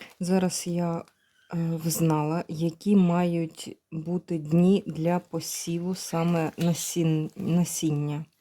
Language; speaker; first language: Ukrainian; native; Ukrainian